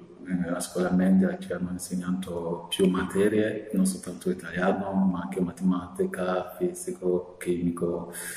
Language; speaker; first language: Italian; non-native, fluent; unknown